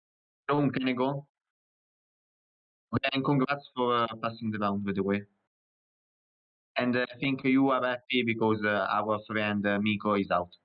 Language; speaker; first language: English; non-native, learner; Italian